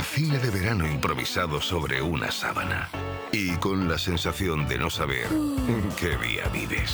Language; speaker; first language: Spanish; native; Spanish